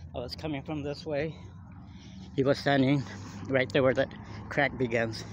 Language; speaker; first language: English; native; English